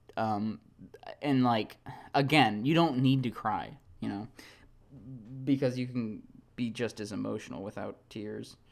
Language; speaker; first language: English; native; English